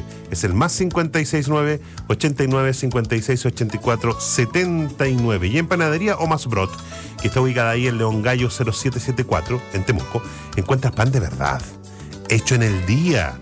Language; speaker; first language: Spanish; native; Spanish